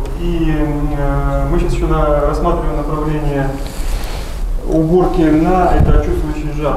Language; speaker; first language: Russian; native; Russian